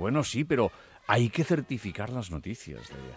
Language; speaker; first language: Spanish; non-native, local second language; Catalan